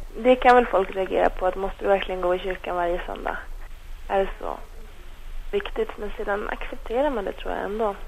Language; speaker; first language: Swedish; native; Swedish